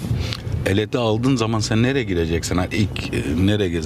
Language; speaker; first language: Turkish; early bilingual, heritage; Turkish